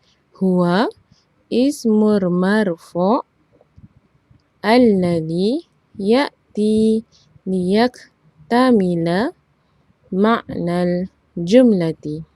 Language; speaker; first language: Arabic; non-native, fluent; Malay